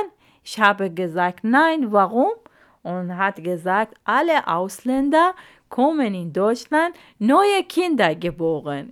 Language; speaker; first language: German; non-native, learner; Arabic